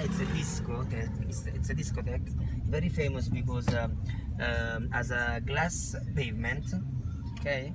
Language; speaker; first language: English; non-native, fluent; Italian